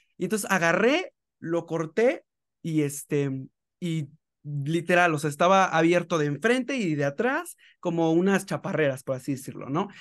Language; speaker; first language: Spanish; native; Spanish